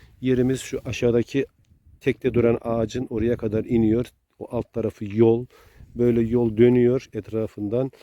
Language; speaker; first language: Turkish; native; Turkish